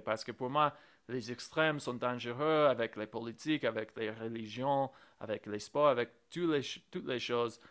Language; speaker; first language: French; non-native, fluent; English